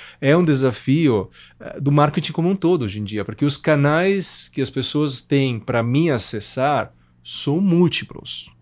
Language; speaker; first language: Portuguese; non-native, fluent; Italian